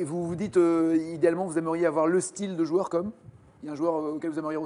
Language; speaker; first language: French; native; French